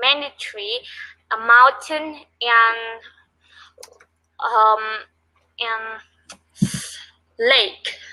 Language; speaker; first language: English; non-native, learner; Vietnamese